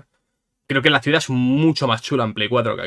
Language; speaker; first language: Spanish; native; Spanish